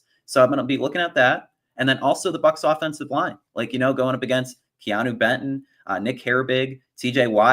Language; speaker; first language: English; native; English